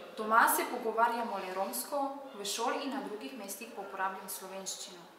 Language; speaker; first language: Slovenian; non-native, local second language; Romany